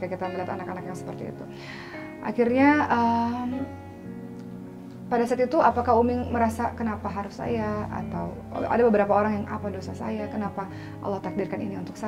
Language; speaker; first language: Indonesian; native; Indonesian